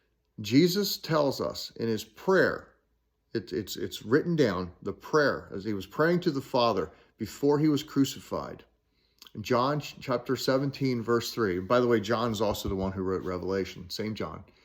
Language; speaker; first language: English; native; English